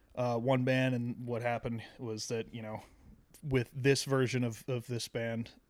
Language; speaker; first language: English; native; English